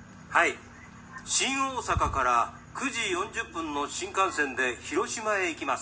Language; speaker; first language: Japanese; non-native, learner; Filipino